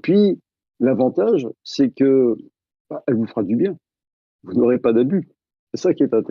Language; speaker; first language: French; native; French